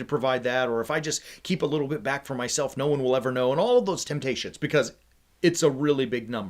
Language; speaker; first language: English; native; English